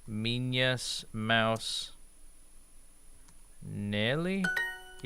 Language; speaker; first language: Portuguese; non-native, learner; English